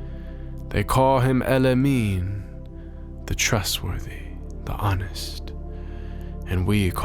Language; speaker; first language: English; native; English